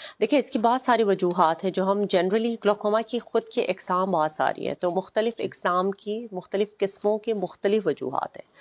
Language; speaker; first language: Urdu; non-native, local second language; Khowar